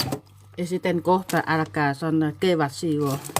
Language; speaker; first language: Finnish; non-native, learner; Vietnamese